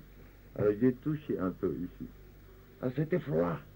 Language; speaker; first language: French; non-native, fluent; Japanese